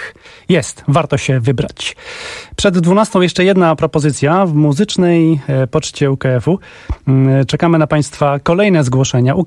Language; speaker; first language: Polish; native; Polish